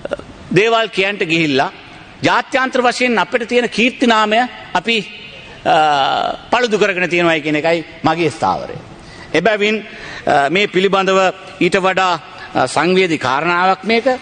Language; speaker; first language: Sinhala; non-native, local second language; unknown